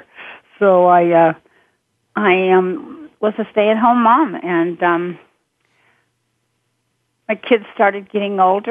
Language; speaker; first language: English; native; English